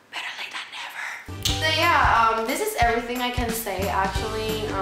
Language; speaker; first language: English; non-native, fluent; Spanish